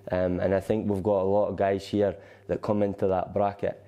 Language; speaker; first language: English; native; English